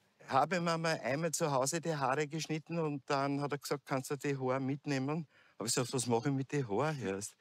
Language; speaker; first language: German; native; German